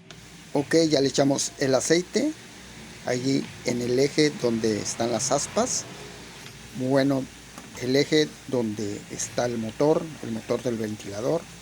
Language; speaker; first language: Spanish; native; Spanish